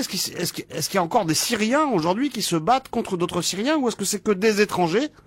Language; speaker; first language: French; native; French